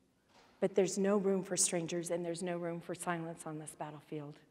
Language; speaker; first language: English; native; English